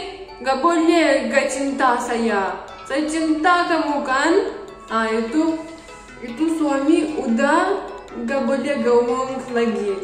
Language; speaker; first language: Indonesian; non-native, learner; Russian